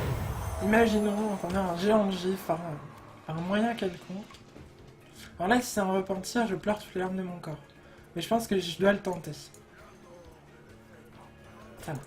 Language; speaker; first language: French; native; French